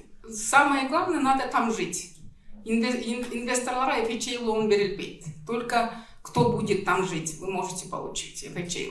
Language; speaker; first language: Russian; non-native, local second language; Kyrgyz